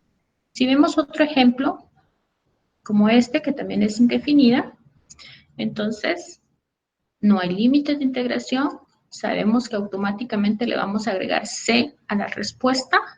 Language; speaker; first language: Spanish; native; Spanish